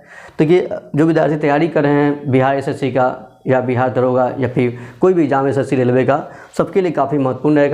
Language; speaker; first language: Hindi; native; Hindi